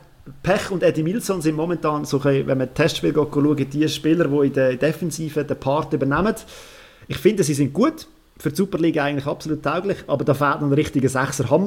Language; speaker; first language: German; native; German